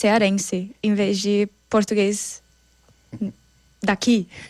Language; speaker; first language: Portuguese; non-native, fluent; German